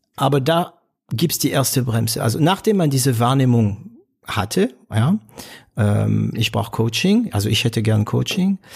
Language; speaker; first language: German; non-native, fluent; French